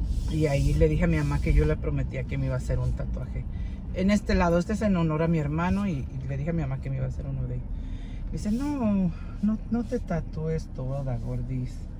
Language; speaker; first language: Spanish; early bilingual, heritage; Spanish